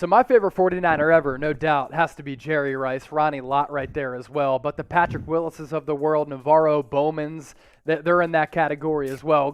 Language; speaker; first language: English; native; English